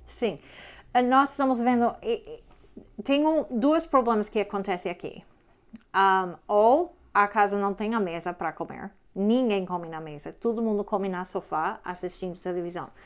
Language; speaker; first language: Portuguese; non-native, learner; English